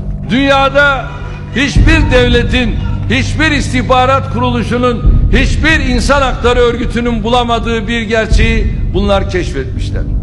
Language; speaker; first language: Turkish; native; Turkish